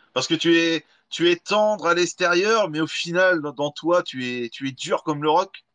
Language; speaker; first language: French; native; French